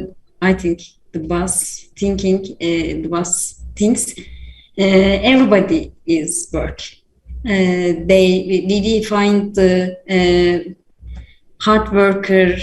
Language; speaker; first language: English; non-native, learner; Turkish